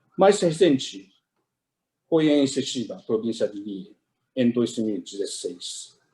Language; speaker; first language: Portuguese; non-native, fluent; Japanese